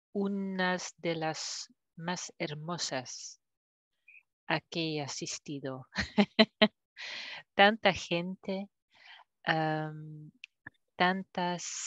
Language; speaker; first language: Spanish; non-native, fluent; French